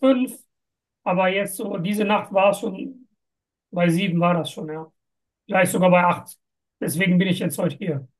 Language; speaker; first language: German; non-native, fluent; Turkish